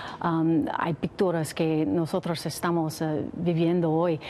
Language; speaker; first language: Spanish; non-native, learner; English